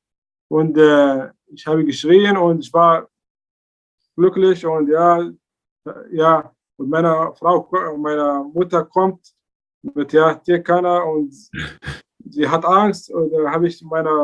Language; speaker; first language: German; non-native, learner; Arabic